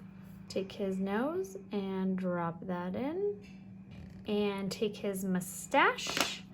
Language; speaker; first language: English; native; English